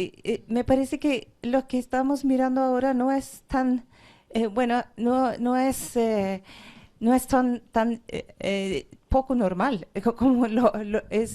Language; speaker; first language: Spanish; non-native, fluent; Norwegian